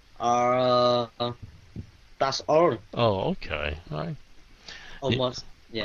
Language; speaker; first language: English; non-native, learner; Vietnamese